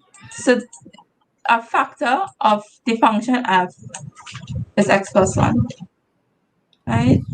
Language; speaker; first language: English; native; English